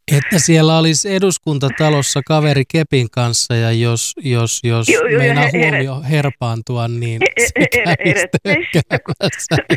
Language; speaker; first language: Finnish; native; Finnish